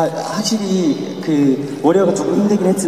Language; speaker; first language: Korean; native; Korean